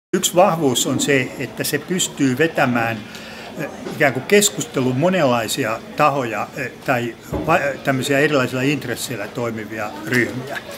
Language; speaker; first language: Finnish; native; Finnish